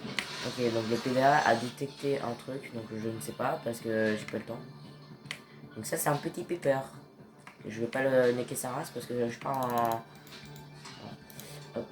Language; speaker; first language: French; native; French